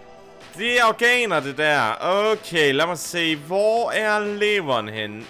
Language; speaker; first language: Danish; native; Danish